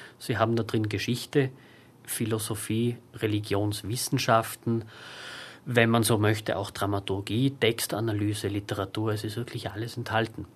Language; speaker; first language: German; native; German